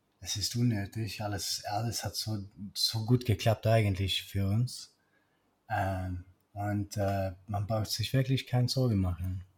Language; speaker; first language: German; non-native, learner; Swedish